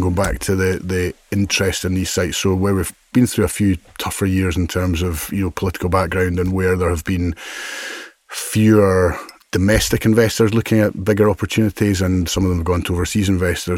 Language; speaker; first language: English; native; English